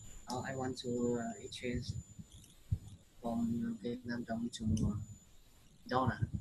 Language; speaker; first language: English; non-native, learner; Vietnamese